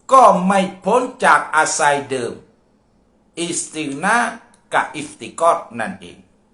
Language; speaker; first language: Thai; non-native, local second language; Malay